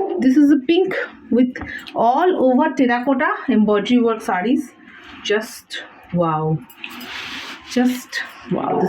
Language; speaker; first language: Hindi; non-native, local second language; Bangla